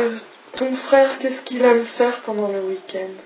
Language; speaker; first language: French; non-native, fluent; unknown